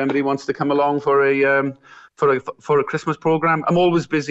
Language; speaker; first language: English; native; English